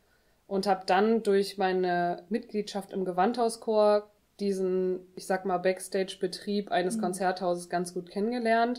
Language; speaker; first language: German; native; German